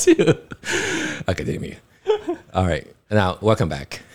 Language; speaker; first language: English; non-native, local second language; Cantonese